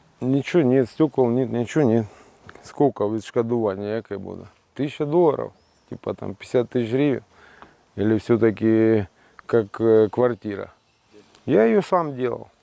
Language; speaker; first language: Russian; native; Russian